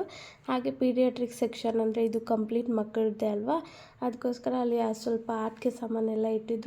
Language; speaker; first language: Kannada; native; Kannada